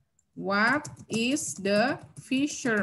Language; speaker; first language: English; non-native, fluent; Indonesian